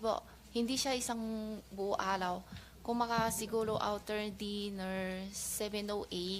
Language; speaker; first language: Filipino; non-native, learner; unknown